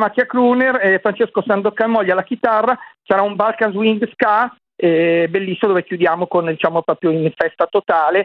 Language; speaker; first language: Italian; native; Italian